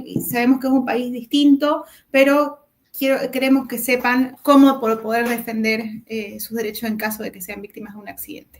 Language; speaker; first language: Spanish; native; Spanish